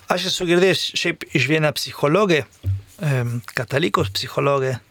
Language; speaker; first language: Lithuanian; non-native, fluent; Spanish